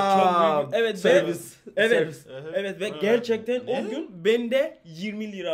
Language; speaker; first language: Turkish; non-native, fluent; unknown